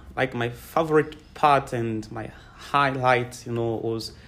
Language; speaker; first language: English; non-native, fluent; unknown